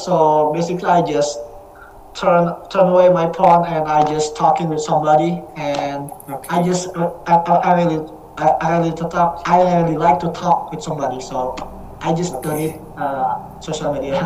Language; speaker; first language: English; non-native, learner; Indonesian